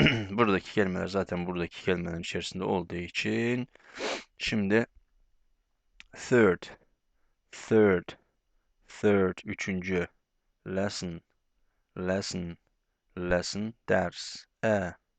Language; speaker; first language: Turkish; native; Turkish